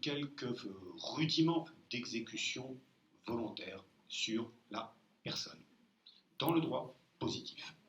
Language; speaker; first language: French; native; French